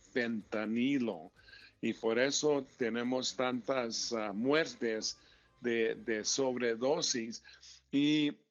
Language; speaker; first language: Spanish; early bilingual, heritage; Spanish